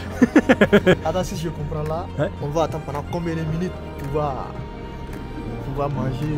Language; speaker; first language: French; native; French